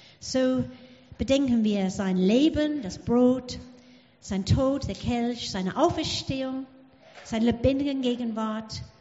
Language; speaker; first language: German; non-native, fluent; English